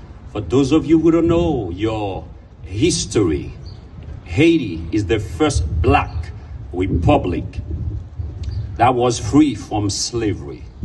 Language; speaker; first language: English; non-native, fluent; Haitian Creole